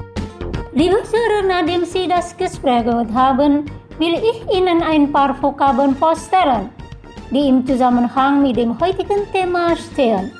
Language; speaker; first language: German; non-native, learner; Indonesian